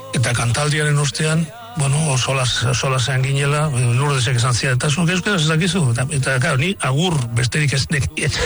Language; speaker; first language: Basque; non-native, local second language; Spanish